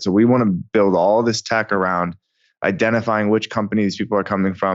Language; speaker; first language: English; native; English